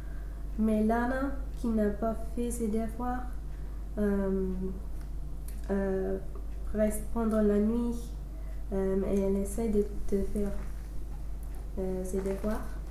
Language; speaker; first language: French; non-native, learner; English